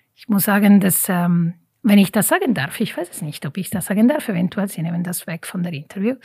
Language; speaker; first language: German; non-native, fluent; Italian